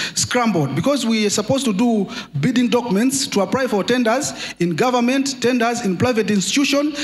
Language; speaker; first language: English; non-native, local second language; Nyanja